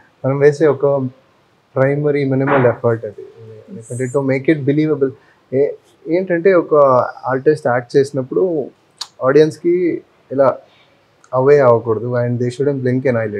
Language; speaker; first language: Telugu; non-native, fluent; Tamil